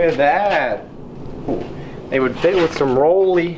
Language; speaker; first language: English; native; English